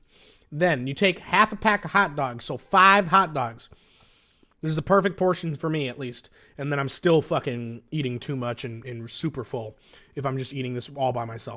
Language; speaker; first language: English; native; English